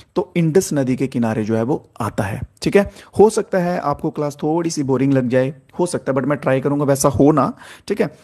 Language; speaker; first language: Hindi; native; Hindi